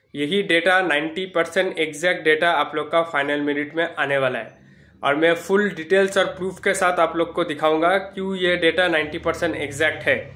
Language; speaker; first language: Hindi; non-native, local second language; Bangla